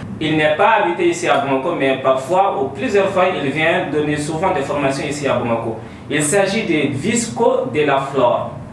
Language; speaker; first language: French; non-native, local second language; Bambara